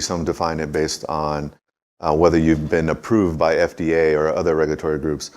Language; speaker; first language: English; native; English